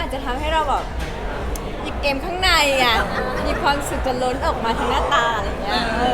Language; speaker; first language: Thai; native; Thai